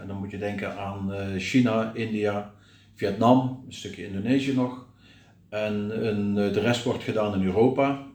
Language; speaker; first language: Dutch; native; Dutch